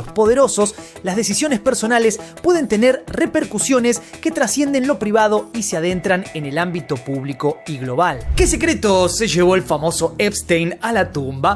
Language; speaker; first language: Spanish; native; Spanish